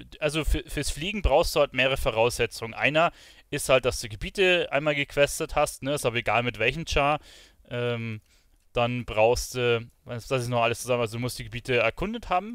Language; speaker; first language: German; native; German